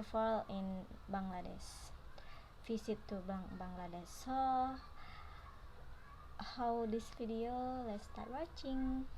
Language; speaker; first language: English; non-native, learner; Indonesian